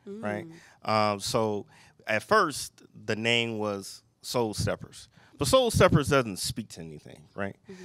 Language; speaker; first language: English; native; English